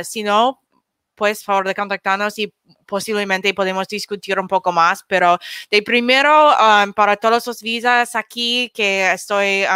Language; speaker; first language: Spanish; non-native, learner; English